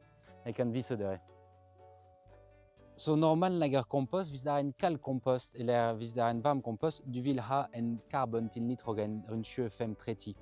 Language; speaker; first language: Norwegian; non-native, fluent; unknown